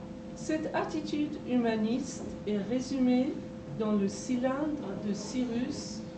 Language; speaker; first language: French; non-native, fluent; Persian